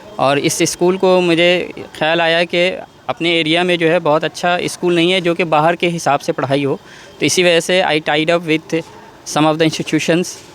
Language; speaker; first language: Hindi; native; Hindi